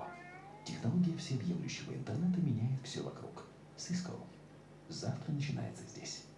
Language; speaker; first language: Russian; native; Russian